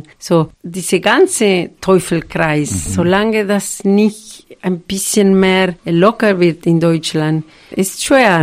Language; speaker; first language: German; non-native, fluent; Spanish